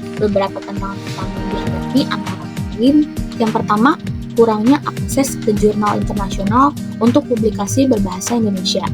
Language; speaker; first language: Indonesian; native; Indonesian